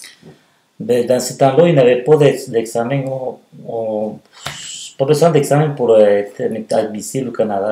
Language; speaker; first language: French; non-native, fluent; Spanish